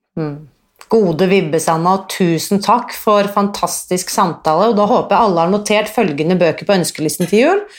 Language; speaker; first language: Norwegian; native; Norwegian